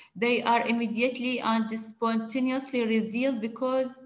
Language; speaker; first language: English; non-native, fluent; Arabic